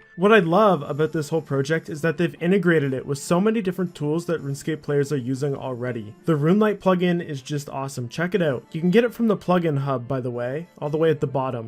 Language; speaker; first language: English; native; English